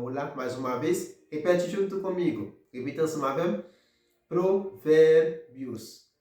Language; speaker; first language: Portuguese; non-native, fluent; Haitian Creole